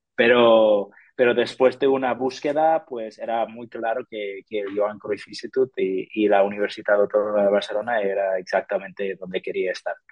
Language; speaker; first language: Spanish; non-native, fluent; English